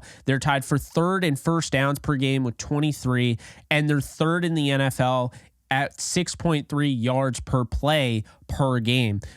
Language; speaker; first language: English; native; English